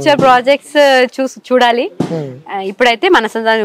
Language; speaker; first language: Telugu; non-native, fluent; Malayalam